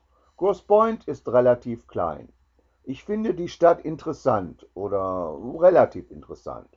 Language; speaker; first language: German; non-native, learner; English